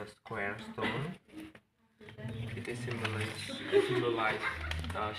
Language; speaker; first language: English; non-native, learner; Indonesian